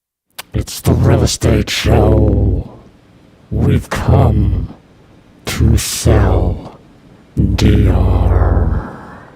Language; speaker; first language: English; native; English